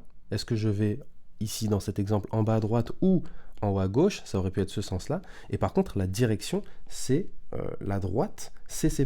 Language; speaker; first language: French; native; French